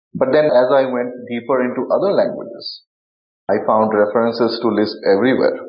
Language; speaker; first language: English; non-native, local second language; Bangla